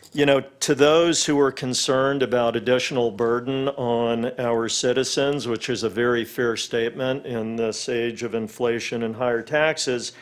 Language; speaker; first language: English; native; English